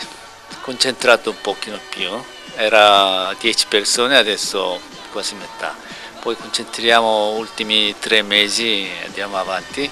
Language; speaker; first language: Italian; non-native, learner; Korean